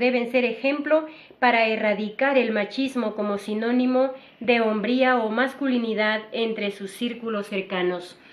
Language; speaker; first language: Spanish; native; Spanish